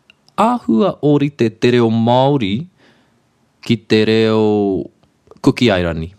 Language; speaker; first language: Māori; non-native, local second language; English